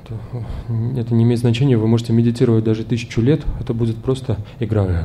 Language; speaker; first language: Russian; native; Russian